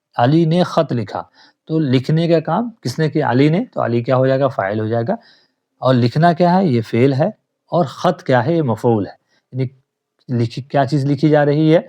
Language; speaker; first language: Urdu; native; Urdu